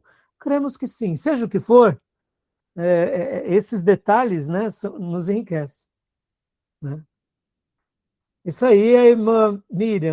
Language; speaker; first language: Portuguese; native; Portuguese